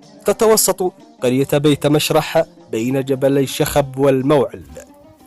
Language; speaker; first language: Arabic; native; Arabic